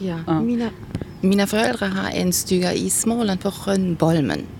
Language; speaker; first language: Swedish; non-native, learner; German